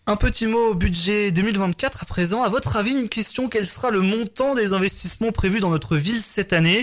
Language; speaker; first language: French; native; French